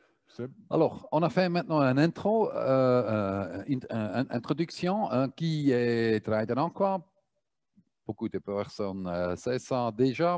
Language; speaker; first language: French; non-native, fluent; German